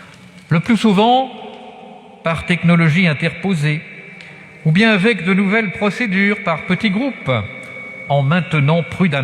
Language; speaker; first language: French; native; French